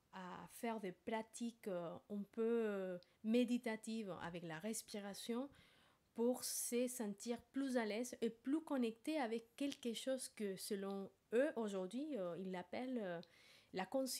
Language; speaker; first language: French; non-native, fluent; Spanish